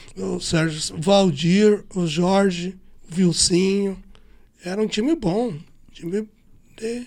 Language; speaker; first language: Portuguese; native; Portuguese